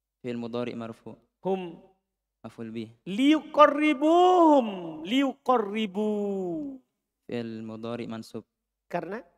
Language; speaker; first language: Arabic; non-native, learner; Indonesian